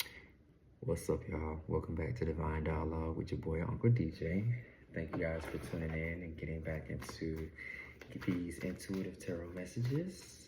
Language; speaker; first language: English; native; English